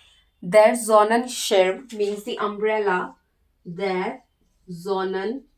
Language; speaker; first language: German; non-native, learner; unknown